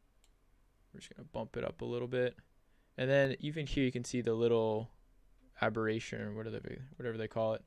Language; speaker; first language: English; native; English